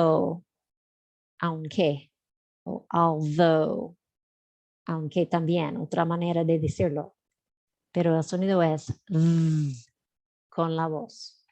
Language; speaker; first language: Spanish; non-native, fluent; English